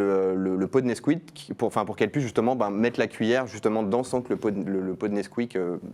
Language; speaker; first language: French; native; French